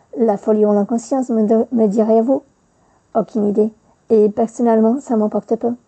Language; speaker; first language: French; non-native, fluent; Polish